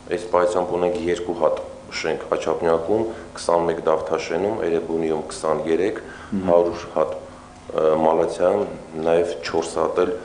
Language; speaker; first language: Armenian; native; Armenian